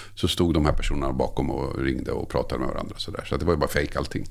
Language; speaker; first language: Swedish; native; Swedish